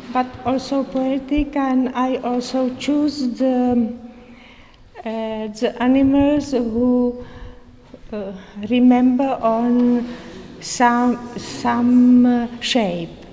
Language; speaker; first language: English; non-native, learner; Czech